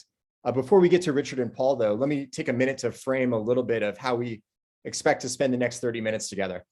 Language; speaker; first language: English; native; English